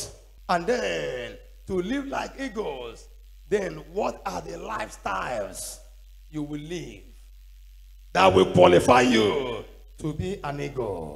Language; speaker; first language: English; non-native, local second language; Igbo